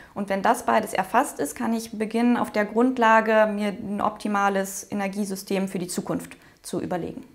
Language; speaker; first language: German; native; German